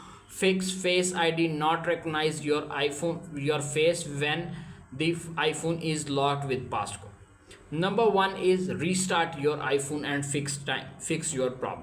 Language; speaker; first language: English; non-native, local second language; Urdu